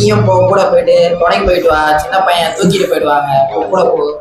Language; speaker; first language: Tamil; native; Tamil